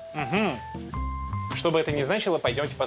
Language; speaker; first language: Russian; native; Russian